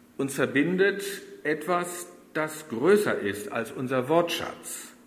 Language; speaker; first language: German; native; German